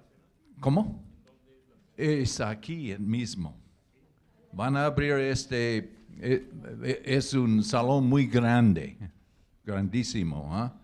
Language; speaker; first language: Spanish; non-native, learner; English